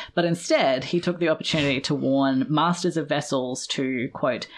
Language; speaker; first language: English; native; English